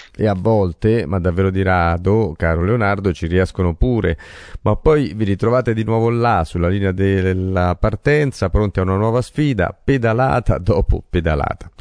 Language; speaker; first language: Italian; native; Italian